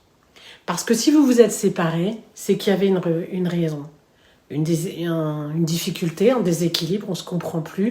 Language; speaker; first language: French; native; French